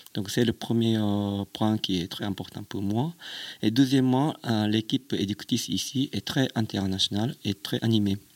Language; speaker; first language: French; non-native, fluent; Japanese